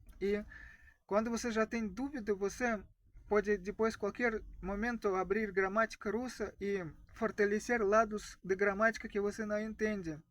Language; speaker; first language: Portuguese; non-native, fluent; Russian